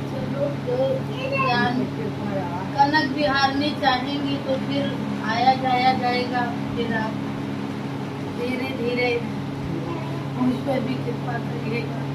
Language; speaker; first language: Hindi; native; Hindi